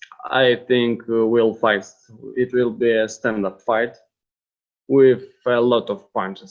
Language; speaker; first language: English; non-native, learner; Romanian